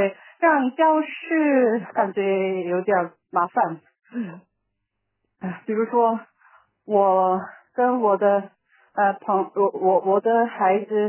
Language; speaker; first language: Chinese; non-native, learner; Korean